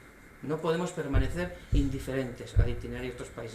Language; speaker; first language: Spanish; native; Spanish